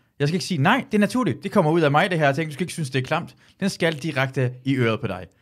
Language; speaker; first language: Danish; early bilingual, other home language; Persian